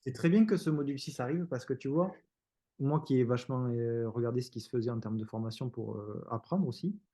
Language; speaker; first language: French; native; French